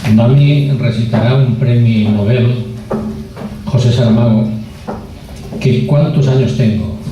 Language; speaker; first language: Spanish; non-native, local second language; Catalan